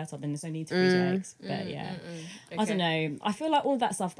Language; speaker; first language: English; native; English